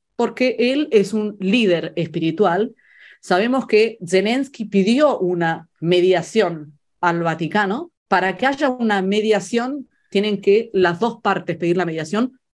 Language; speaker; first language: Spanish; early bilingual, other home language; Italian